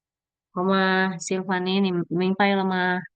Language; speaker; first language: Chinese; non-native, fluent; Indonesian